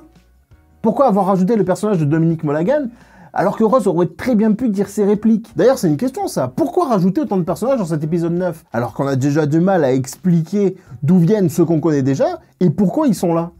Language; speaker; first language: French; native; French